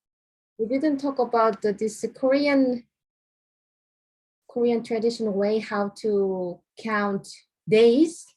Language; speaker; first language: English; non-native, fluent; Korean